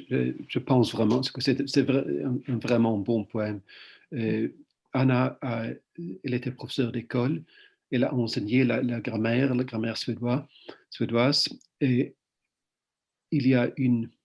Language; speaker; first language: French; non-native, fluent; Swedish